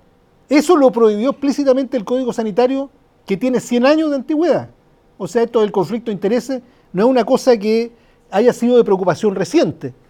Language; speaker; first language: Spanish; native; Spanish